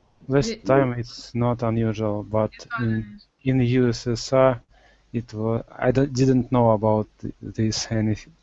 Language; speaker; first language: English; non-native, learner; Russian